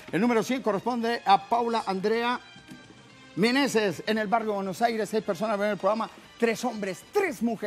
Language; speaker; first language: Spanish; native; Spanish